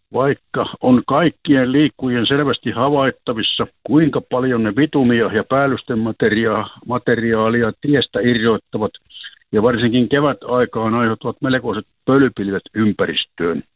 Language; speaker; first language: Finnish; native; Finnish